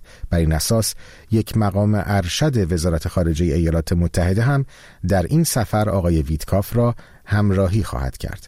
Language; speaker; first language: Persian; native; Persian